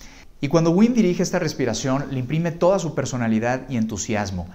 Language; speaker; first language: Spanish; native; Spanish